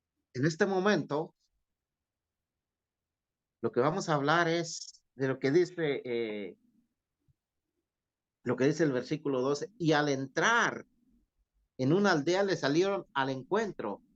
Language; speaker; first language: Spanish; native; Spanish